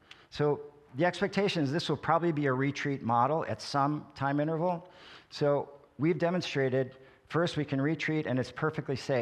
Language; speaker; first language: English; native; English